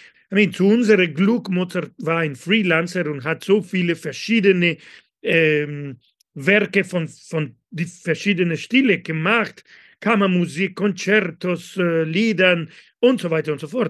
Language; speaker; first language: German; non-native, fluent; Spanish